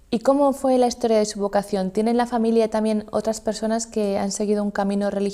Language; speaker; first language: Spanish; native; Spanish